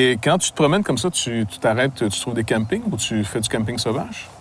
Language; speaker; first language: French; native; French